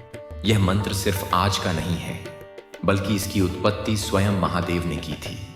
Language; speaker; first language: Hindi; native; Hindi